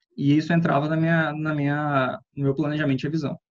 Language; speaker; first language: Portuguese; native; Portuguese